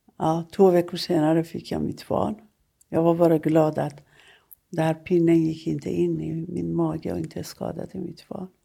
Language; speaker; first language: Swedish; non-native, fluent; Persian